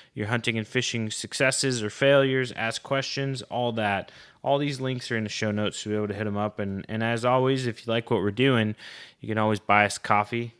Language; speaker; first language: English; native; English